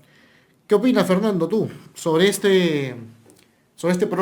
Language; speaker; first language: Spanish; native; Spanish